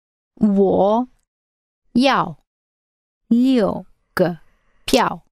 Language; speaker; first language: Chinese; non-native, learner; English